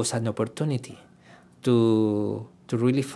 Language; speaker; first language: English; non-native, fluent; Spanish